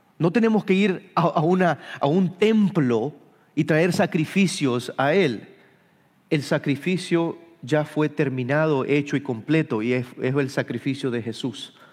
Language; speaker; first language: Spanish; early bilingual, heritage; Spanish